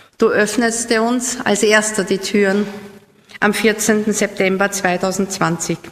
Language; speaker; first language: German; native; German